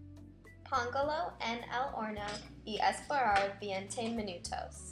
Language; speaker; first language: Spanish; non-native, learner; English